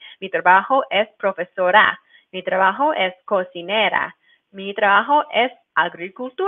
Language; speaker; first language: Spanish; non-native, fluent; English